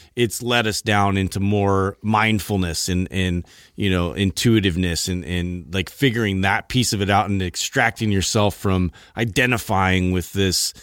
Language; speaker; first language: English; native; English